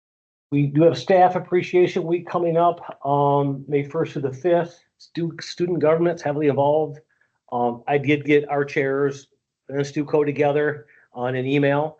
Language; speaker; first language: English; native; English